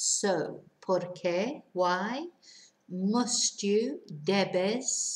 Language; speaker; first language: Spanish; non-native, fluent; English